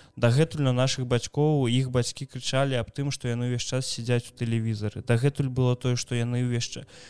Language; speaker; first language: Belarusian; non-native, local second language; Russian